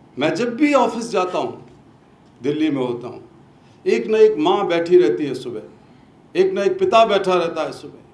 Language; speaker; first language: Hindi; native; Hindi